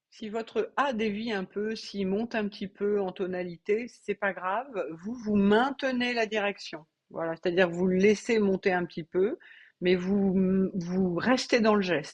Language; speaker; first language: French; native; French